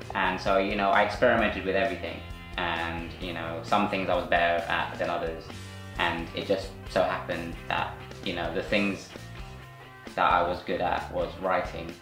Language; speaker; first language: English; native; English